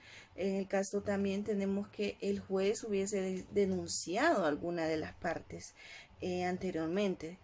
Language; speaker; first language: Spanish; native; Spanish